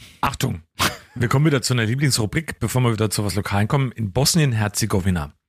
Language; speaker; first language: German; native; German